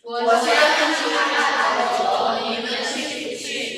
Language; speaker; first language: Chinese; non-native, learner; Indonesian